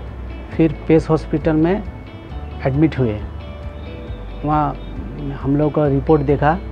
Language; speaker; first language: Hindi; non-native, local second language; Bangla